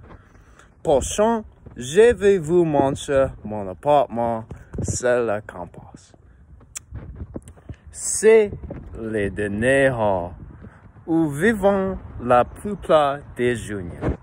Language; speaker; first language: French; non-native, learner; English